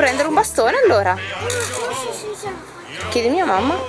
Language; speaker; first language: Italian; native; Italian